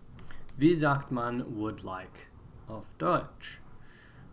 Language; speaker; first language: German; non-native, fluent; English